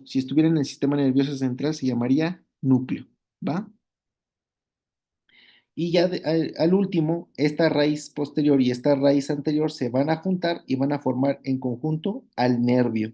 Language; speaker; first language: Spanish; native; Spanish